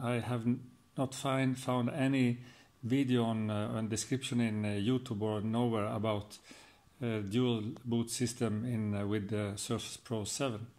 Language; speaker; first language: English; non-native, fluent; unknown